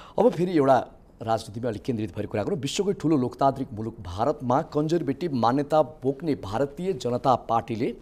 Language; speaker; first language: Nepali; native; Nepali